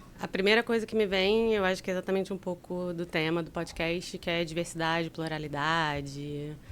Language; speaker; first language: Portuguese; native; Portuguese